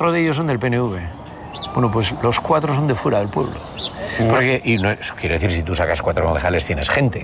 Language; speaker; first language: Spanish; native; Spanish